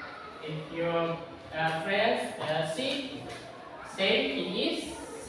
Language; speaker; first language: English; non-native, learner; Indonesian